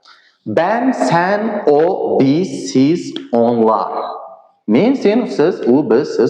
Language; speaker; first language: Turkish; non-native, fluent; Uzbek